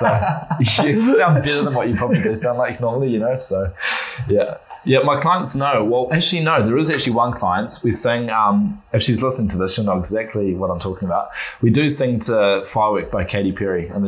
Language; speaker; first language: English; native; English